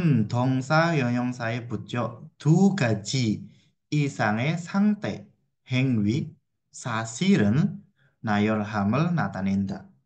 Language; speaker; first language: Korean; non-native, fluent; Indonesian